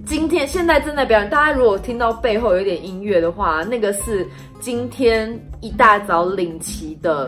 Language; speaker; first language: Chinese; native; Chinese